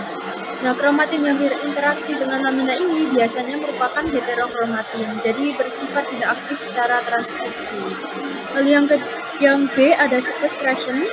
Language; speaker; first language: Indonesian; native; Indonesian